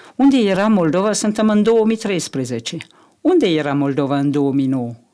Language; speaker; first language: Romanian; non-native, fluent; French